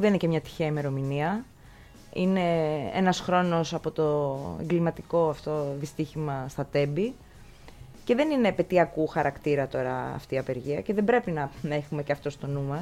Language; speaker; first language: Greek; native; Greek